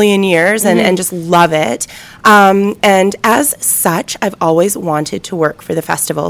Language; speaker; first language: English; native; English